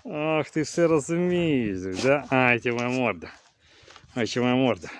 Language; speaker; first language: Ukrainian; non-native, local second language; Russian